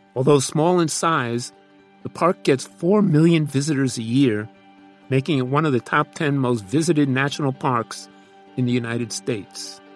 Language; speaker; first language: English; native; English